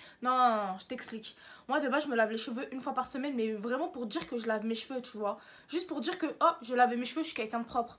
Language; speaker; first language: French; native; French